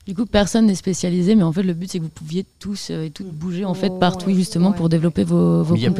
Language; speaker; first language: French; native; French